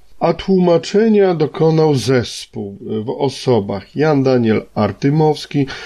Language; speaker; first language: Polish; native; Polish